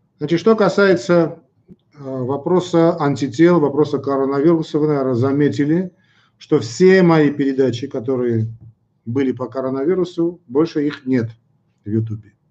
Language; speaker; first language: Russian; non-native, local second language; Armenian